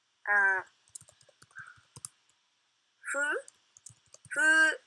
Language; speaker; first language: English; non-native, learner; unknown